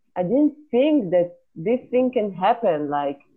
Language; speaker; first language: English; non-native, fluent; Hebrew